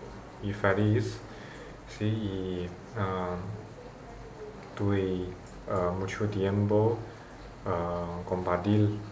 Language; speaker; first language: Spanish; non-native, learner; Chinese